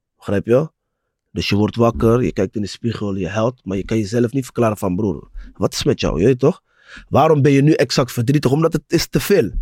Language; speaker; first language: Dutch; native; Dutch